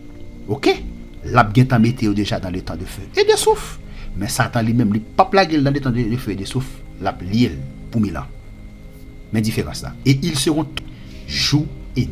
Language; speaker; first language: French; non-native, local second language; Haitian Creole